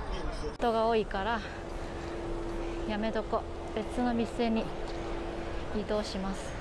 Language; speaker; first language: Japanese; non-native, fluent; Chinese